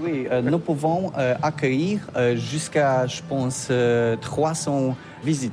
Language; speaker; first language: French; non-native, learner; Polish